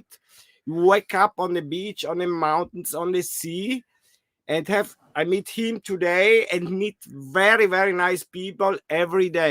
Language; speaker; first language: English; non-native, learner; German